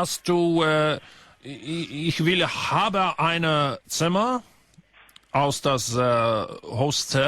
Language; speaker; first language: German; non-native, learner; Icelandic